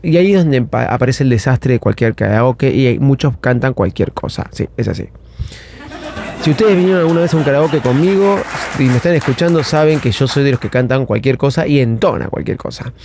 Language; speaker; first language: Spanish; native; Spanish